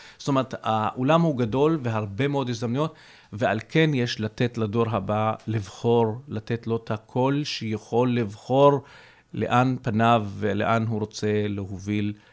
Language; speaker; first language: Hebrew; non-native, local second language; Arabic